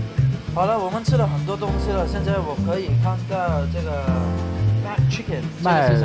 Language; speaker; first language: Chinese; non-native, learner; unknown